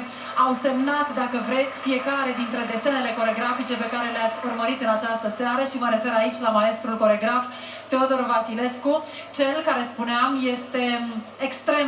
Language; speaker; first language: Romanian; native; Romanian